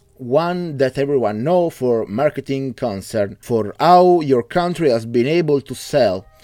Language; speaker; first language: English; non-native, learner; Italian